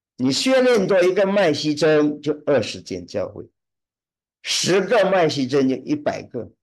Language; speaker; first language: Chinese; early bilingual, heritage; Chinese